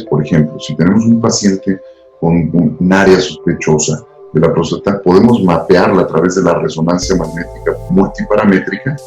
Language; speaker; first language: Spanish; native; Spanish